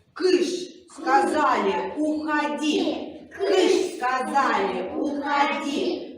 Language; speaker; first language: Russian; native; Russian